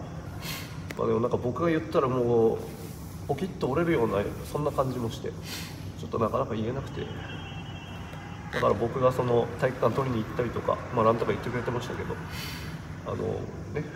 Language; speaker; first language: Japanese; native; Japanese